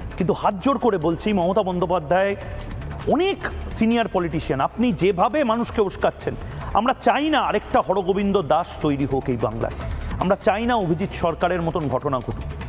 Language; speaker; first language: Bangla; native; Bangla